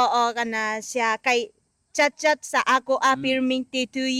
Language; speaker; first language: Cebuano; non-native, learner; Japanese